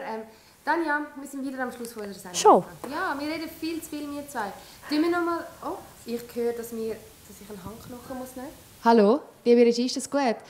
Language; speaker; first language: German; native; German